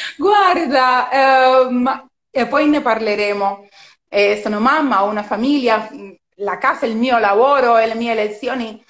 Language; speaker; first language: Italian; non-native, fluent; Spanish